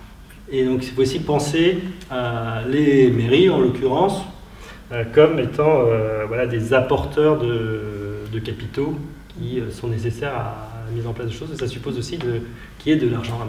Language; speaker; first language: French; native; French